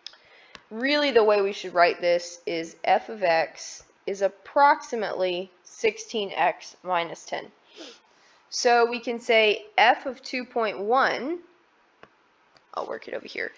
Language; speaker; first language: English; native; English